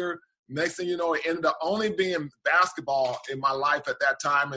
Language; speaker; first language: English; native; English